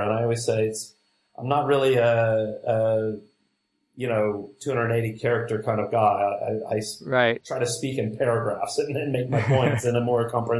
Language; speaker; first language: English; native; English